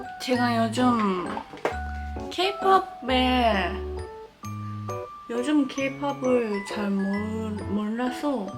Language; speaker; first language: Korean; non-native, learner; Japanese